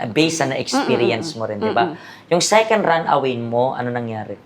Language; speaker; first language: Filipino; native; Filipino